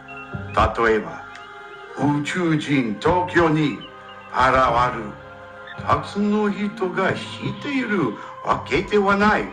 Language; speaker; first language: Japanese; non-native, learner; English